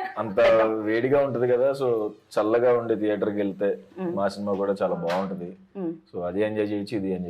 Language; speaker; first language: Telugu; native; Telugu